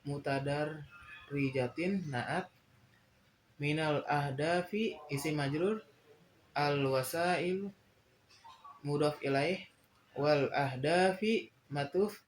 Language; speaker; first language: Arabic; non-native, learner; Indonesian